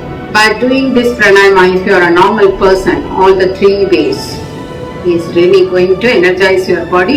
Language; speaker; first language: English; non-native, local second language; Tamil